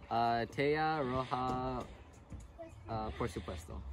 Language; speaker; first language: Spanish; non-native, learner; English